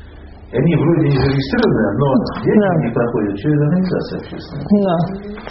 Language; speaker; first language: Russian; native; Russian